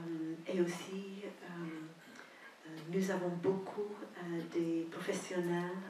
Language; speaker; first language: French; non-native, fluent; English